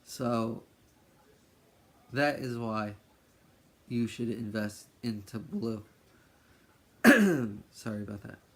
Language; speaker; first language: English; native; English